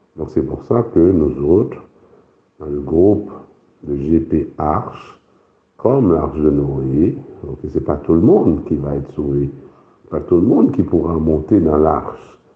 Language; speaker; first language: French; non-native, local second language; Haitian Creole